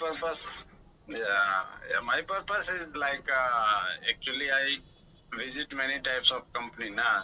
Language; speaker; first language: English; non-native, learner; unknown